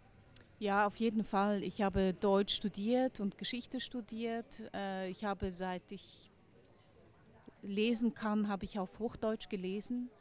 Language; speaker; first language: German; early bilingual, other home language; Hungarian